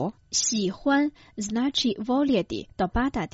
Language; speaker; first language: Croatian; non-native, fluent; Chinese